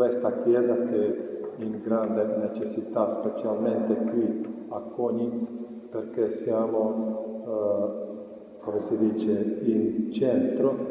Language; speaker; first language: Italian; non-native, fluent; Croatian